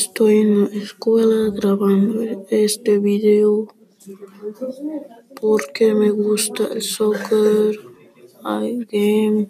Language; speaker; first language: Spanish; early bilingual, heritage; Spanish